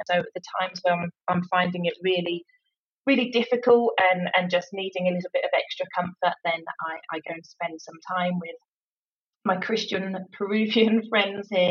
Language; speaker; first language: English; native; English